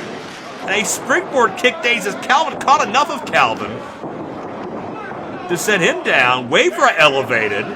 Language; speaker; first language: English; native; English